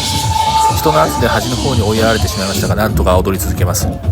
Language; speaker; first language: Japanese; native; Japanese